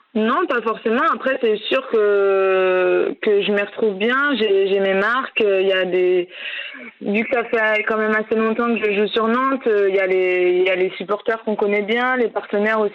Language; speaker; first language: French; native; French